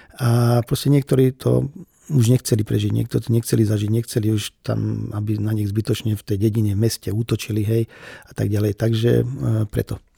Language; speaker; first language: Slovak; non-native, local second language; Hungarian